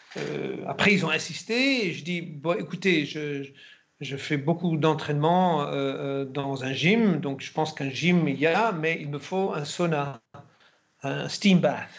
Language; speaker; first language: French; non-native, fluent; German